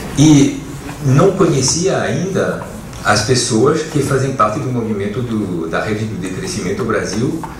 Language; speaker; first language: Portuguese; non-native, fluent; French